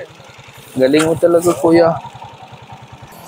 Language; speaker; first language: Filipino; non-native, learner; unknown